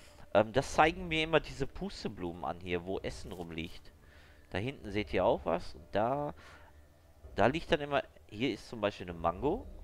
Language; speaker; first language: German; native; German